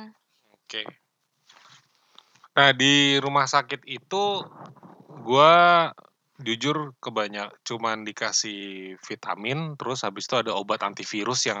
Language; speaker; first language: Indonesian; native; Indonesian